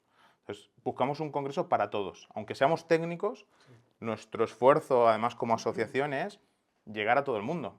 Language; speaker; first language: Spanish; native; Spanish